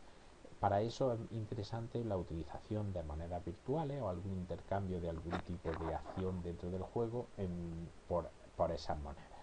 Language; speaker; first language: Spanish; native; Spanish